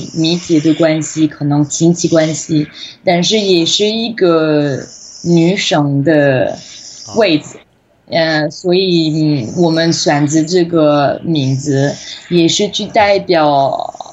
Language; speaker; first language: Chinese; non-native, fluent; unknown